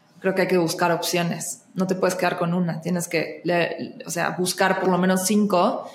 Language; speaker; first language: Spanish; native; Spanish